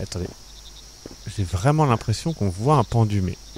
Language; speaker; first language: French; native; French